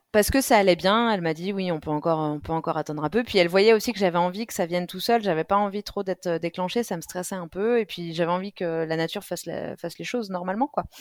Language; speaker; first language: French; native; French